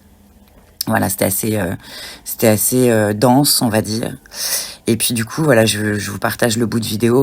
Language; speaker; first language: French; native; French